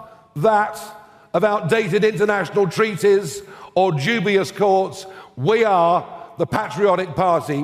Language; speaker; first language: English; native; English